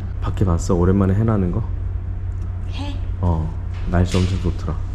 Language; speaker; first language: Korean; native; Korean